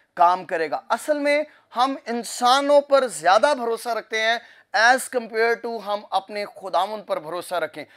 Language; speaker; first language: Urdu; non-native, local second language; Punjabi